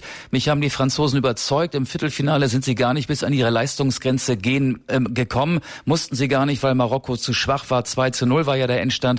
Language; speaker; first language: German; native; German